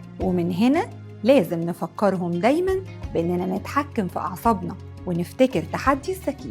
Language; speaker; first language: Arabic; native; Arabic